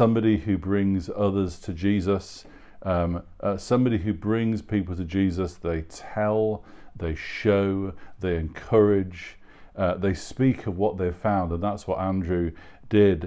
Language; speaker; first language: English; native; English